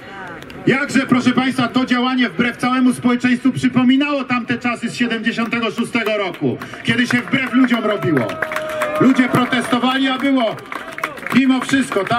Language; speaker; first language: Polish; native; Polish